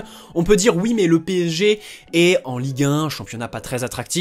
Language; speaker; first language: French; native; French